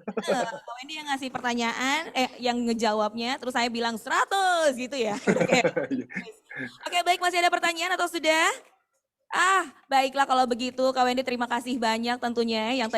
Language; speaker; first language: Indonesian; native; Indonesian